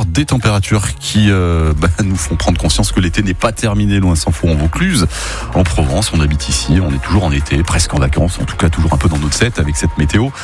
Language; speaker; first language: French; native; French